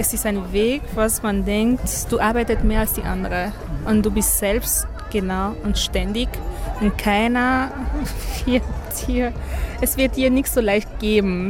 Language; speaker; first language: German; non-native, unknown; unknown